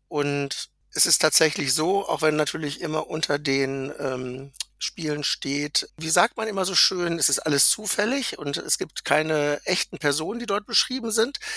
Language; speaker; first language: German; native; German